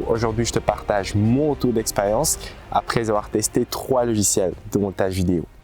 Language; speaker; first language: French; native; French